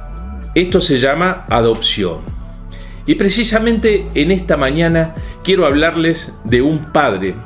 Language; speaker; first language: Spanish; native; Spanish